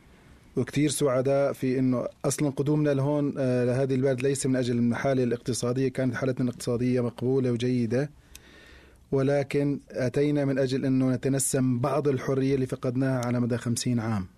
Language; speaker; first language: Arabic; native; Arabic